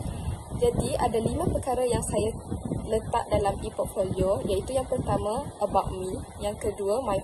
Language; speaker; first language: Malay; native; Malay